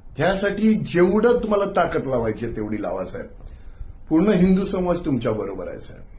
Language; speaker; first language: Marathi; non-native, local second language; Hindi